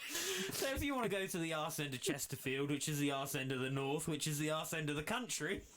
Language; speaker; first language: English; native; English